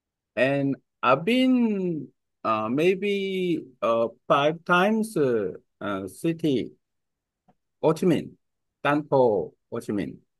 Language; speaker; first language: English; non-native, learner; Korean